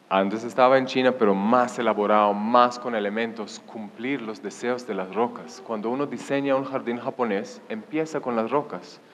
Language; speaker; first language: Spanish; non-native, fluent; Hebrew